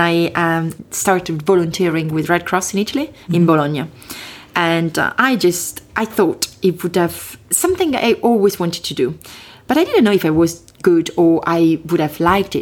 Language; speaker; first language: English; non-native, fluent; Italian